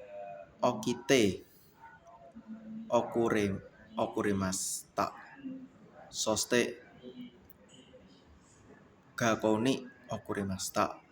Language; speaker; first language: Japanese; non-native, learner; Indonesian